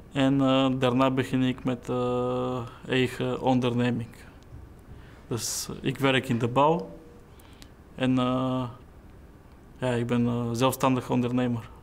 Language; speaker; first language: Dutch; non-native, fluent; Bulgarian